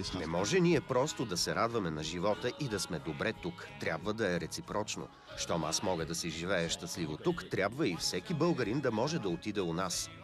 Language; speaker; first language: Bulgarian; non-native, fluent; English